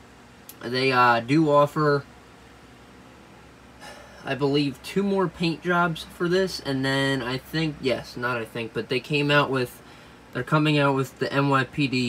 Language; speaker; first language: English; native; English